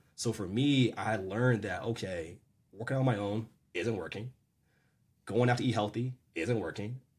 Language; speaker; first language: English; native; English